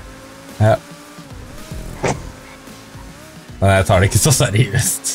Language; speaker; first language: Norwegian; native; Norwegian